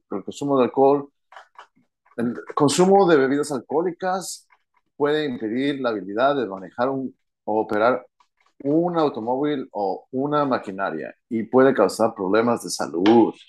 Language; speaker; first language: Spanish; early bilingual, heritage; Spanish